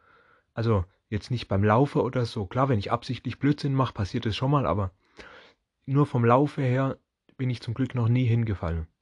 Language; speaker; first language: German; native; German